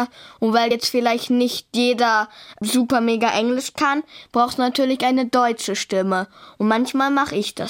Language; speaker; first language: German; native; German